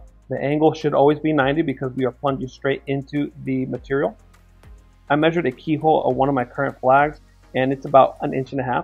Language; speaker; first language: English; native; English